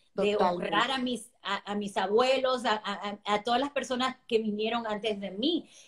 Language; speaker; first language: Spanish; early bilingual, heritage; Spanish